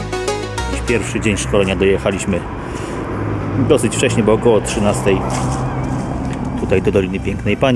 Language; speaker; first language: Polish; native; Polish